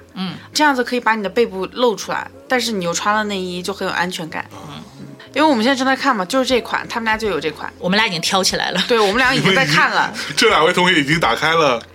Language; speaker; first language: Chinese; native; Chinese